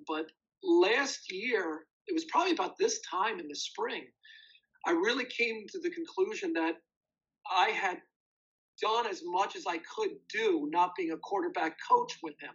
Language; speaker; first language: English; native; English